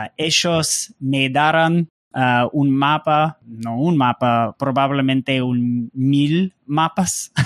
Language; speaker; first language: Spanish; non-native, learner; English